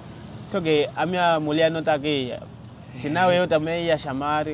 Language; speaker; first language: Portuguese; non-native, learner; Vietnamese